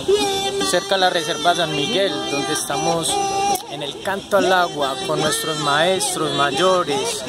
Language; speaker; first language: Spanish; native; Spanish